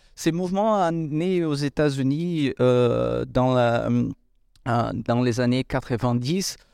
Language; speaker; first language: French; non-native, fluent; Portuguese